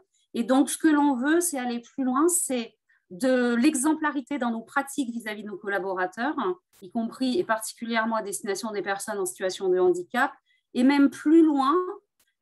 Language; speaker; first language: French; native; French